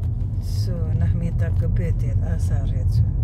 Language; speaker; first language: German; non-native, learner; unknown